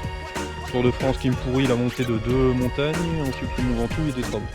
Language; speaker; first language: French; native; French